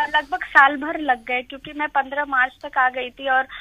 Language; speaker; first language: Hindi; native; Hindi